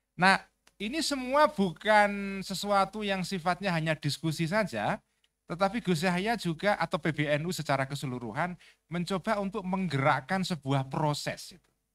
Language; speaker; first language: Indonesian; native; Indonesian